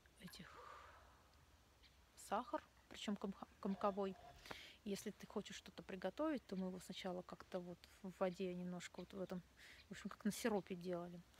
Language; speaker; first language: Russian; native; Russian